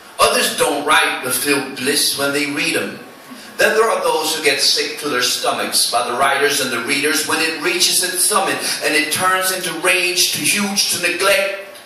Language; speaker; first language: English; non-native, fluent; Swedish